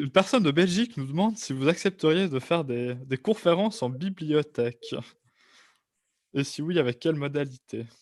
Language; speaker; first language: French; native; French